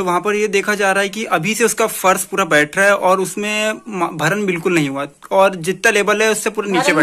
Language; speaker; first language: Hindi; native; Hindi